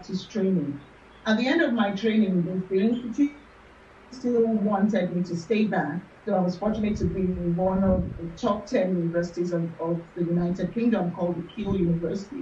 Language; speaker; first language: English; non-native, local second language; Yoruba